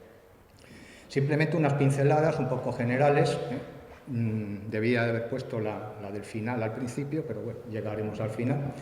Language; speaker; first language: Spanish; native; Spanish